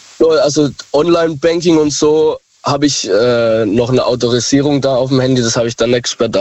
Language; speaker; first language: German; native; German